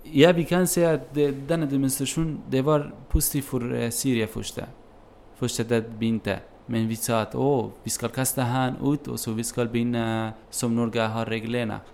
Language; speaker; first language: Norwegian; non-native, learner; Kurdish